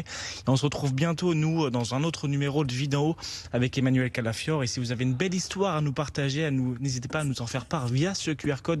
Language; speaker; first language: French; native; French